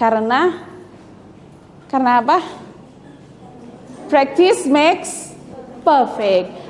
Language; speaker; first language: English; non-native, fluent; Indonesian